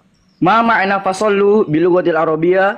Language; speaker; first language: Arabic; non-native, learner; Indonesian